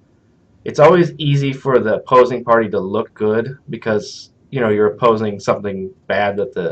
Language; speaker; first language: English; native; English